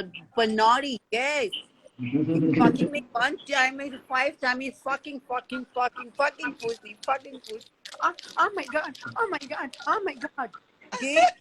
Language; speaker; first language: English; non-native, learner; Hindi